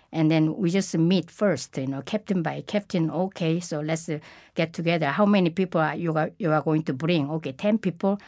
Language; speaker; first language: English; non-native, fluent; Korean